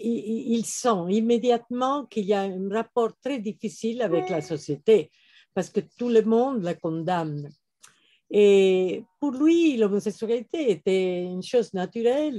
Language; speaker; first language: French; non-native, fluent; Italian